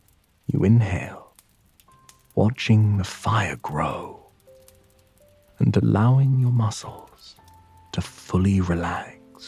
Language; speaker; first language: English; native; English